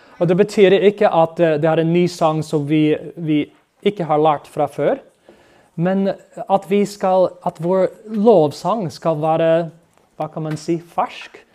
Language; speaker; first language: Norwegian; non-native, fluent; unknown